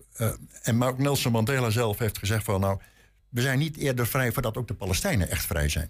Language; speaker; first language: Dutch; native; Dutch